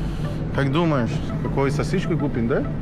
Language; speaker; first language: Russian; non-native, learner; Spanish